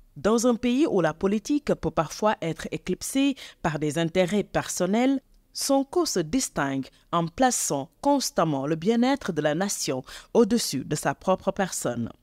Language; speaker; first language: French; non-native, local second language; Wolof